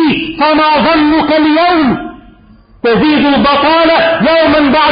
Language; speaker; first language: Arabic; native; Arabic